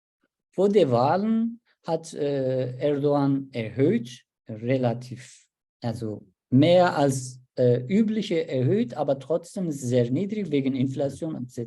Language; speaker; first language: German; non-native, learner; Turkish